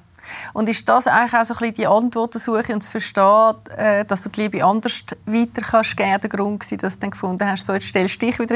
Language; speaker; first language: German; native; German